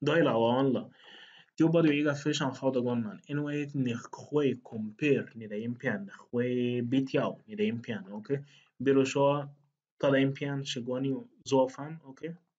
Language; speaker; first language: Chinese; non-native, fluent; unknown